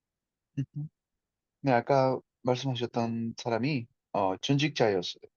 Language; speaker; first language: Korean; non-native, fluent; Spanish